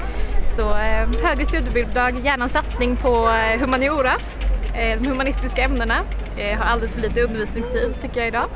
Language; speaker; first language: Swedish; native; Swedish